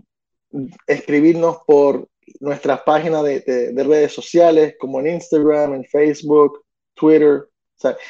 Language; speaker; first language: Spanish; early bilingual, other home language; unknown